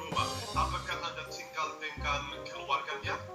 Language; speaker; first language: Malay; non-native, learner; English